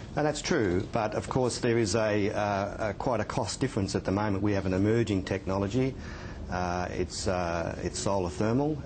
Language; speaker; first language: English; native; English